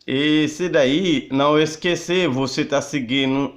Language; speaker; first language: Portuguese; non-native, learner; Haitian Creole